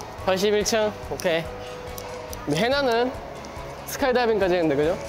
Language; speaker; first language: Korean; native; Korean